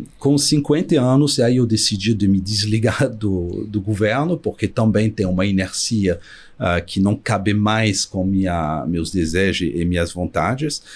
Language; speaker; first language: Portuguese; non-native, fluent; Arabic